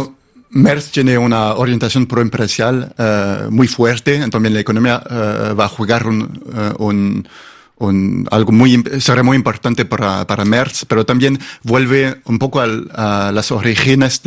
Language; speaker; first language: Spanish; non-native, fluent; German